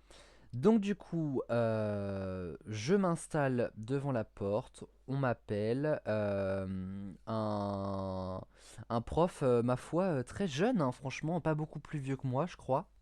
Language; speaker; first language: French; native; French